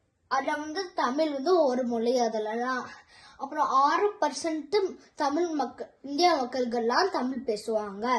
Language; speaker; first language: Tamil; early bilingual, heritage; Tamil